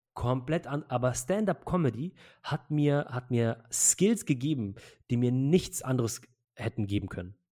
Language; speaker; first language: German; early bilingual, other home language; Arabic